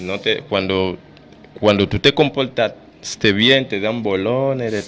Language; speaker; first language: Spanish; non-native, fluent; Haitian Creole